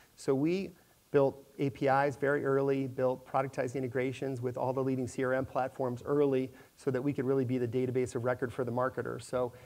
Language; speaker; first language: English; native; English